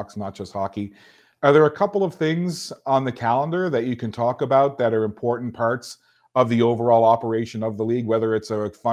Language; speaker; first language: English; native; English